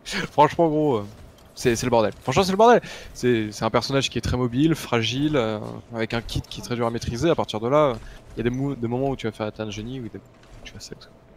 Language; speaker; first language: French; native; French